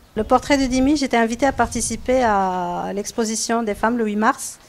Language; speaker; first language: French; non-native, local second language; Arabic